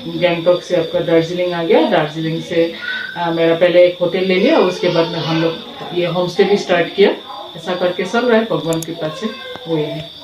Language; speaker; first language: Hindi; non-native, local second language; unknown